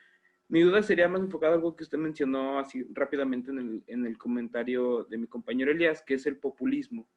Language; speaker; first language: Spanish; native; Spanish